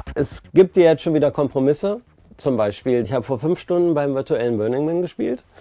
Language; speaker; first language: German; native; German